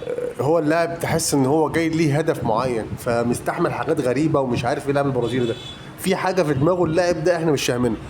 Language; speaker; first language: Arabic; native; Arabic